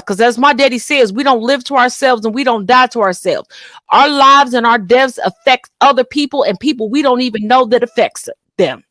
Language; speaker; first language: English; native; English